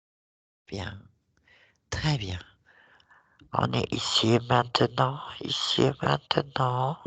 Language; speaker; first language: French; native; French